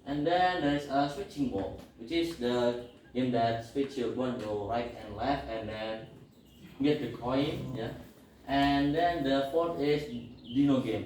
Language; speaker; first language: English; non-native, learner; Indonesian